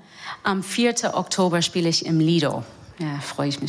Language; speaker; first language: German; non-native, fluent; English